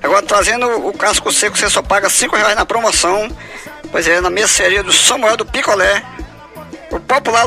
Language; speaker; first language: Portuguese; native; Portuguese